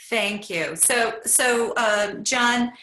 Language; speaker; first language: English; native; English